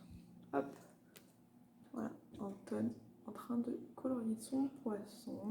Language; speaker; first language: French; native; French